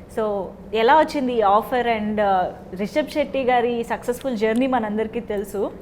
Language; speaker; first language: Telugu; native; Telugu